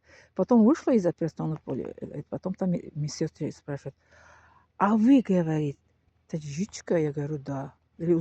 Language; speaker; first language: Russian; non-native, local second language; Tajik